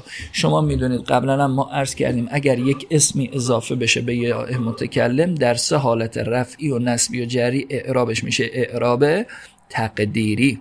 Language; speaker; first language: Persian; native; Persian